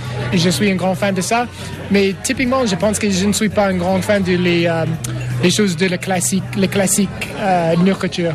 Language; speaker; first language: French; non-native, learner; English